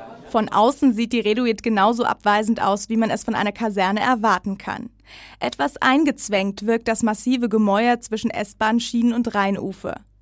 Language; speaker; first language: German; native; German